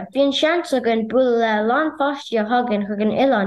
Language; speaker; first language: English; native; English